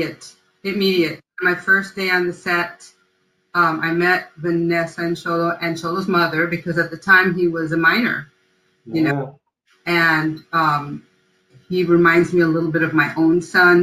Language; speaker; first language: English; early bilingual, other home language; Spanish